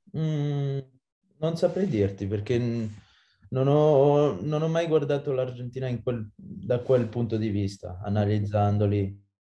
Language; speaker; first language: Italian; non-native, fluent; French